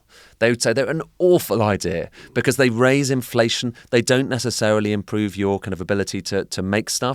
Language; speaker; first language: English; native; English